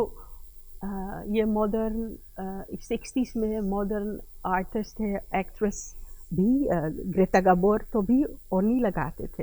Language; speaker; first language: Hindi; early bilingual, heritage; Dutch